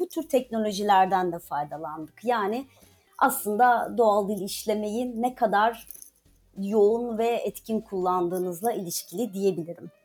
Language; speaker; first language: Turkish; native; Turkish